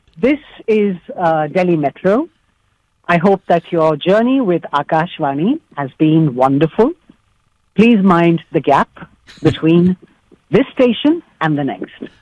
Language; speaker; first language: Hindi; non-native, local second language; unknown